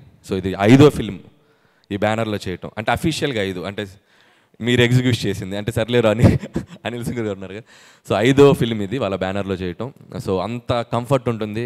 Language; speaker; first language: Telugu; native; Telugu